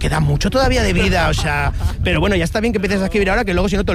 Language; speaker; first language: Spanish; native; Spanish